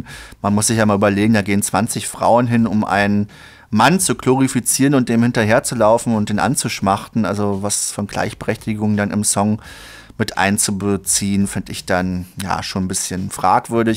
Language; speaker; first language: German; native; German